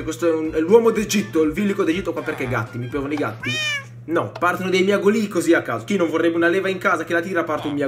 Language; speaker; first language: Italian; native; Italian